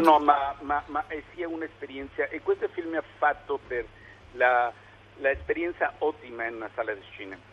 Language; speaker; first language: Italian; non-native, learner; Spanish